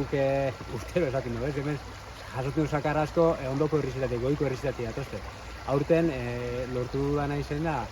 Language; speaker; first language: Basque; native; Basque